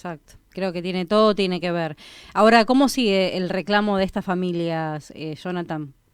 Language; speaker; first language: Spanish; native; Spanish